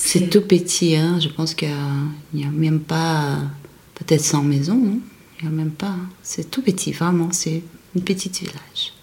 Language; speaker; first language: French; non-native, fluent; Portuguese